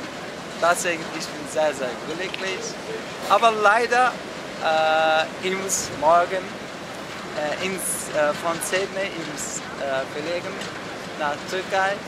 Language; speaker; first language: German; non-native, learner; Turkish